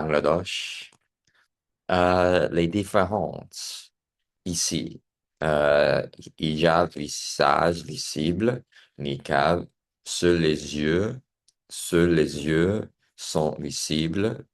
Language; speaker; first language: French; non-native, learner; English